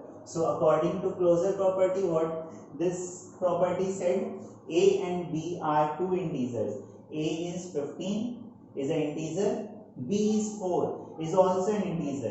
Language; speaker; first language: English; non-native, local second language; Hindi